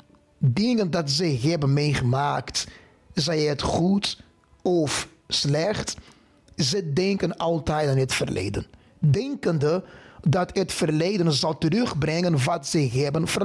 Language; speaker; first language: Dutch; non-native, fluent; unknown